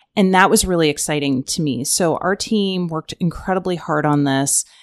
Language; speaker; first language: English; native; English